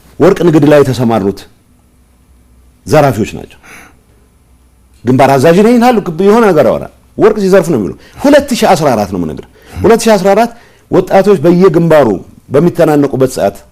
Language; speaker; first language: Amharic; non-native, local second language; Tigrinya